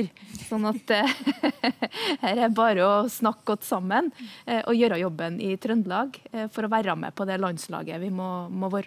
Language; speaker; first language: Norwegian; native; Norwegian